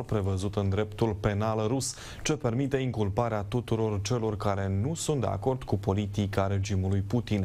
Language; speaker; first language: Romanian; native; Romanian